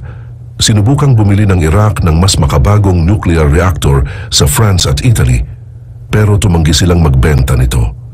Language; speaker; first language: Filipino; native; Filipino